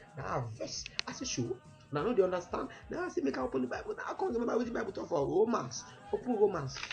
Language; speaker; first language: Nigerian Pidgin; native; Nigerian Pidgin